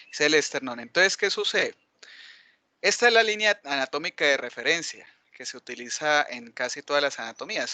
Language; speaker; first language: Spanish; native; Spanish